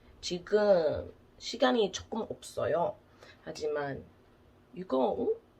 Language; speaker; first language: Korean; non-native, learner; English